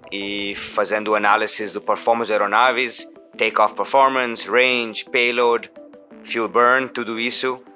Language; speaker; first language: Portuguese; non-native, learner; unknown